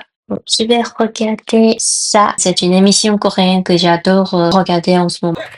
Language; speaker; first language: French; non-native, fluent; Korean